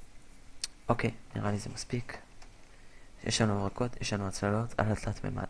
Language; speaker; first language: Hebrew; native; Hebrew